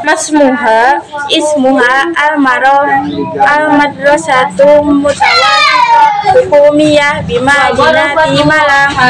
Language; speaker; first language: Arabic; non-native, learner; Indonesian